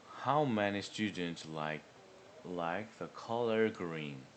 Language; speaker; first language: English; non-native, learner; Korean